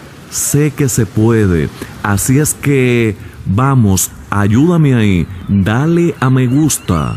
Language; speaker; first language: Spanish; native; Spanish